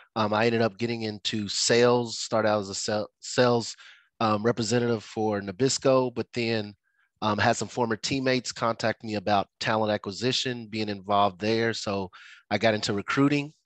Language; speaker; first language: English; native; English